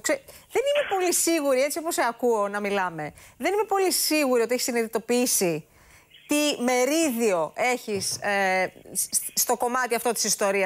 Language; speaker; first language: Greek; native; Greek